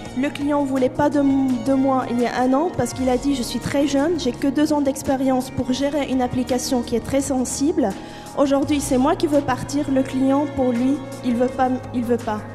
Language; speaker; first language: French; non-native, fluent; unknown